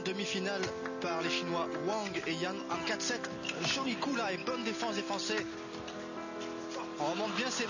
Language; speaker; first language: French; native; French